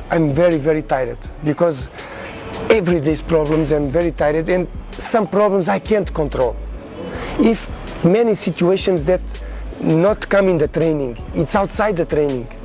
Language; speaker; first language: English; non-native, learner; Portuguese